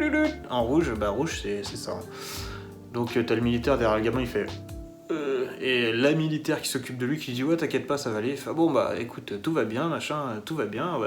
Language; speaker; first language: French; native; French